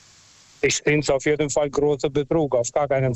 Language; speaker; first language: German; non-native, fluent; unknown